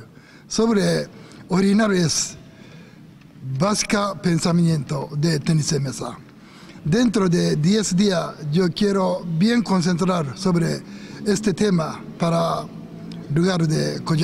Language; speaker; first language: Spanish; non-native, learner; Japanese